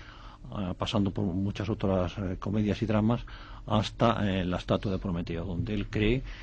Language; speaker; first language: Spanish; native; Spanish